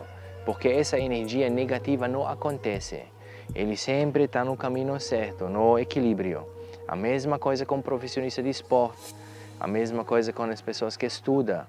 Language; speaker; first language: Portuguese; non-native, fluent; German